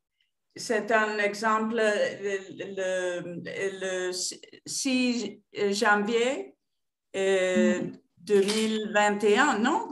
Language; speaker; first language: French; non-native, fluent; Spanish